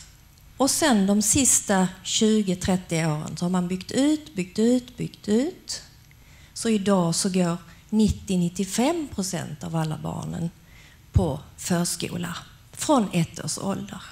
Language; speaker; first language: Swedish; native; Swedish